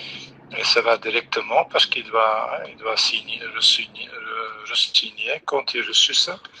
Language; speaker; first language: French; non-native, fluent; Dutch